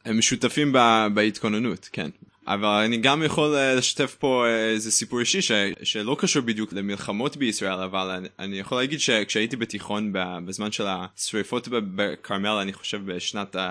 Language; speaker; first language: Hebrew; non-native, fluent; English